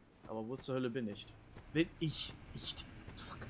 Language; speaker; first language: German; native; German